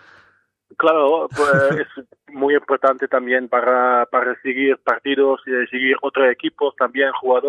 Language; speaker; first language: Spanish; non-native, fluent; Dutch